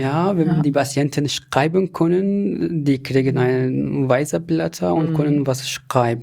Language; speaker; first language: German; non-native, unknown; Arabic